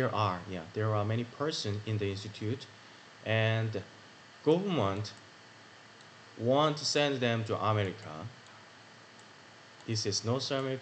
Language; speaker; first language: English; non-native, learner; Korean